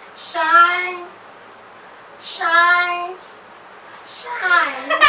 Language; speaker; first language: French; non-native, local second language; Haitian Creole